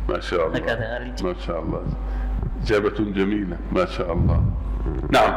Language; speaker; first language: Arabic; native; Arabic